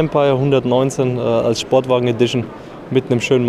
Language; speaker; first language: German; native; German